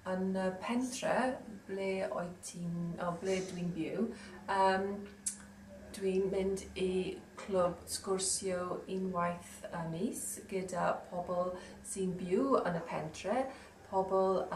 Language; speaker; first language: Welsh; non-native, learner; English